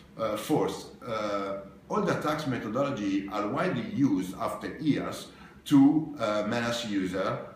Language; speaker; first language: English; non-native, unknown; Italian